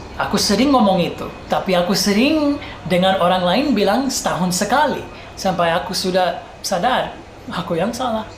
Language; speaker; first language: Indonesian; non-native, fluent; English